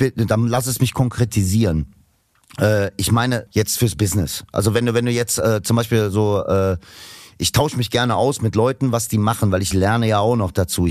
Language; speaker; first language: German; native; German